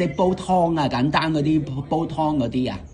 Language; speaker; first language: Cantonese; native; Cantonese